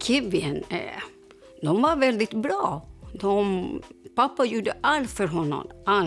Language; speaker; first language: Swedish; non-native, learner; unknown